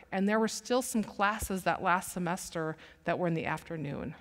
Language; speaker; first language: English; native; English